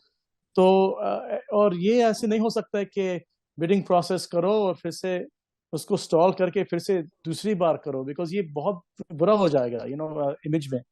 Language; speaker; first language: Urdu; early bilingual, heritage; English